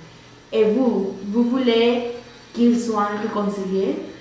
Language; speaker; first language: French; non-native, learner; Spanish